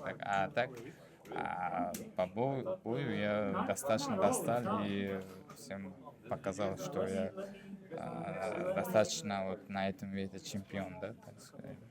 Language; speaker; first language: Russian; non-native, learner; Uzbek